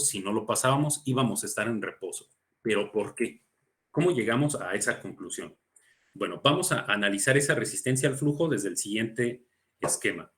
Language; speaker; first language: Spanish; native; Spanish